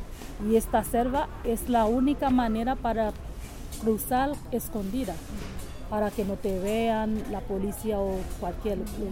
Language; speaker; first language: Spanish; non-native, learner; Haitian Creole